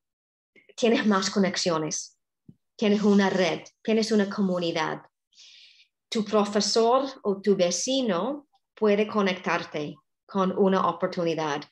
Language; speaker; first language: Spanish; non-native, fluent; English